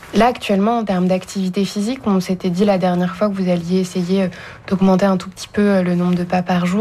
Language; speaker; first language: French; native; French